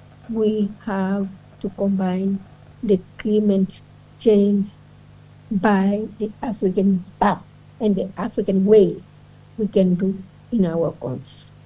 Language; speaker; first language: English; non-native, learner; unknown